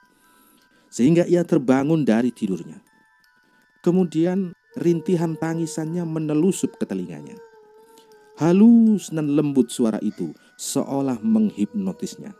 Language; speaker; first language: Indonesian; native; Indonesian